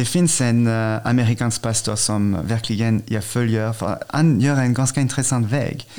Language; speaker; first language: Swedish; non-native, fluent; French